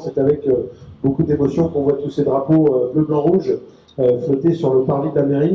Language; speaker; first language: French; native; French